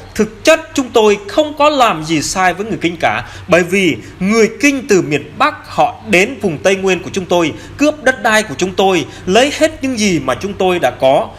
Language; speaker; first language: Vietnamese; non-native, local second language; Jarai